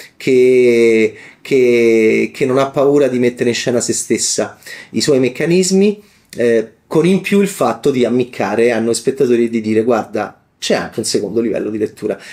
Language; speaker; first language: Italian; native; Italian